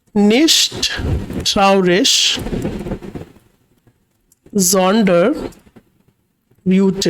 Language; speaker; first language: German; non-native, learner; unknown